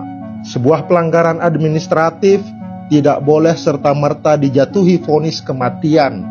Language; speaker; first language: Indonesian; native; Indonesian